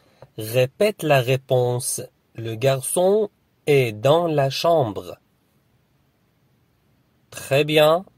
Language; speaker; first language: French; non-native, fluent; Arabic